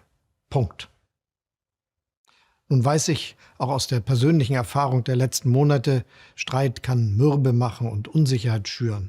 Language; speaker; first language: German; native; German